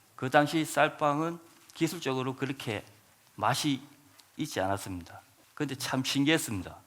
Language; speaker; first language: Korean; native; Korean